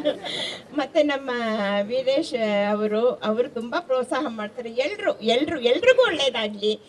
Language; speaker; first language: Kannada; non-native, local second language; Malayalam